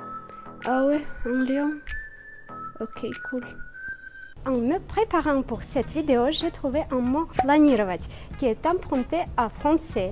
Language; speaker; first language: French; non-native, fluent; Russian